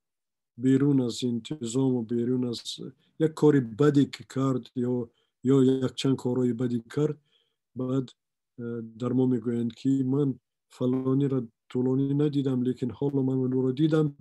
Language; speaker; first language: Persian; non-native, local second language; Shughni